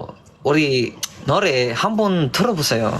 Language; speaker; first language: Korean; non-native, learner; Filipino